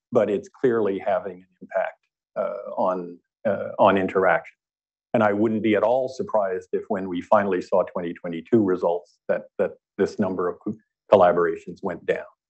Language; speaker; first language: English; native; English